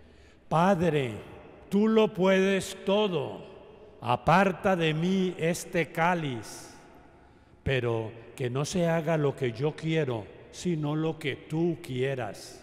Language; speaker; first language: Spanish; native; Spanish